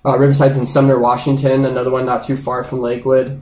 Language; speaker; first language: English; native; English